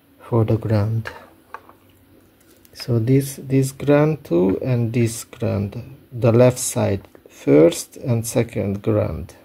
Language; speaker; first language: English; non-native, learner; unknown